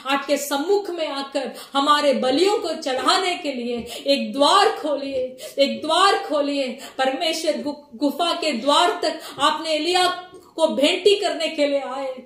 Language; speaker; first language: Hindi; non-native, local second language; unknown